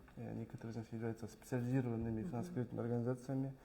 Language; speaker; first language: Russian; non-native, local second language; Kyrgyz